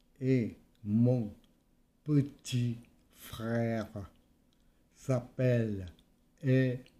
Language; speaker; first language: French; non-native, fluent; Vietnamese